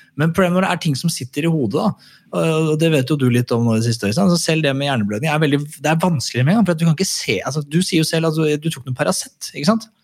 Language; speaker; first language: Norwegian; native; Norwegian